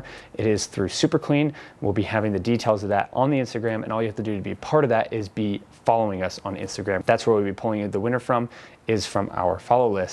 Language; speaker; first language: English; native; English